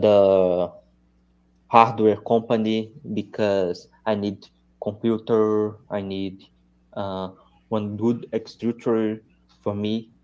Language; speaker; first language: English; non-native, learner; Portuguese